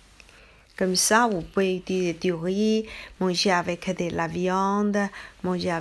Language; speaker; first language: French; non-native, learner; Chinese